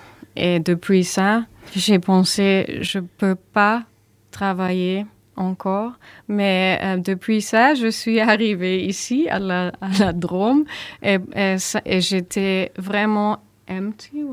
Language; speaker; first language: French; non-native, learner; German